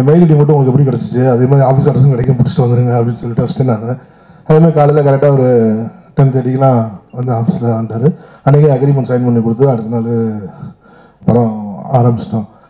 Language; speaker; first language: Tamil; native; Tamil